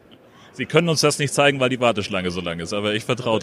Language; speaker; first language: German; native; German